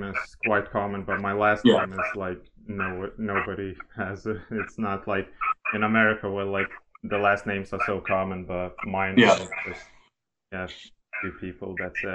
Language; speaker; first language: English; non-native, fluent; Lithuanian